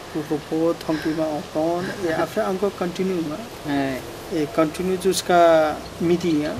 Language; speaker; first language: French; non-native, learner; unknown